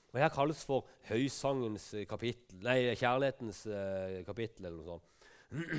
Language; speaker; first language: Norwegian; native; Norwegian